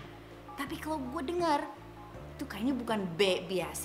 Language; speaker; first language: Indonesian; non-native, fluent; English